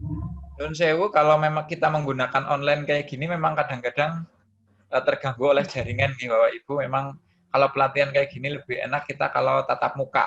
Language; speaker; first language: Indonesian; non-native, local second language; Javanese